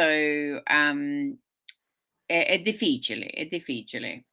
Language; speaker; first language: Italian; early bilingual, heritage; Sicilian